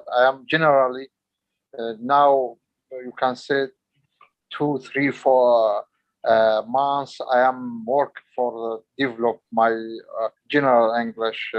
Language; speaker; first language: English; non-native, learner; Arabic